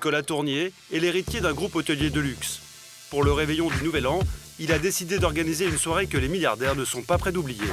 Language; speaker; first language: French; native; French